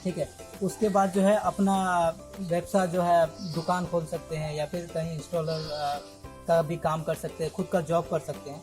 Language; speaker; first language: Hindi; native; Hindi